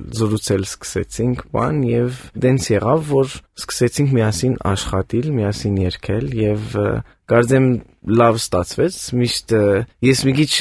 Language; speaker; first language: Armenian; early bilingual, heritage; Armenian